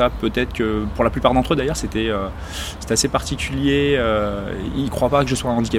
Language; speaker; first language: French; native; French